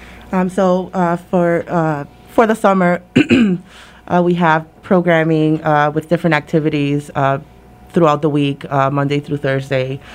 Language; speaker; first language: English; early bilingual, other home language; Spanish